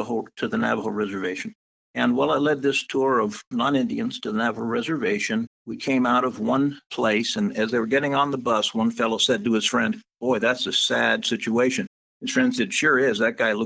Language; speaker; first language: English; native; English